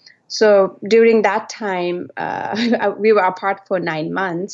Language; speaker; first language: English; non-native, local second language; Nepali